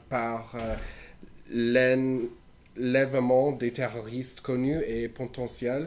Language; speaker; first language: French; non-native, learner; English